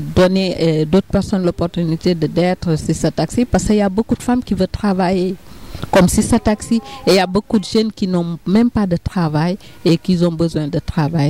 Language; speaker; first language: French; non-native, local second language; Wolof